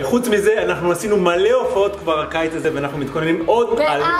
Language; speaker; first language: Hebrew; native; Hebrew